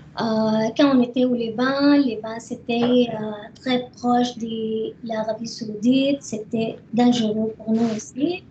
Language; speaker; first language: French; non-native, learner; Arabic